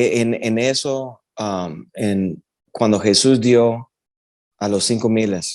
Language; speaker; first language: Spanish; early bilingual, heritage; Spanish